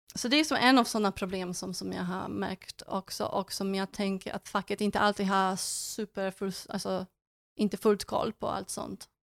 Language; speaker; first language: Swedish; non-native, fluent; Polish